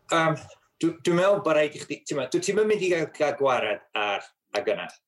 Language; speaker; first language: Welsh; native; Welsh